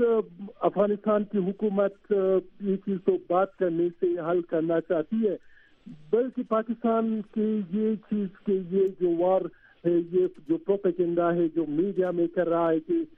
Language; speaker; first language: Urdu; non-native, learner; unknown